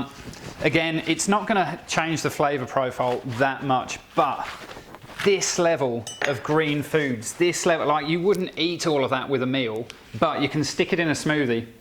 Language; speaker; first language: English; native; English